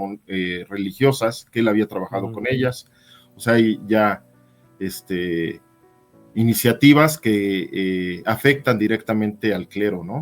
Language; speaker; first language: Spanish; native; Spanish